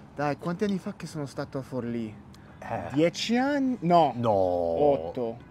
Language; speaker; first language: Italian; non-native, fluent; English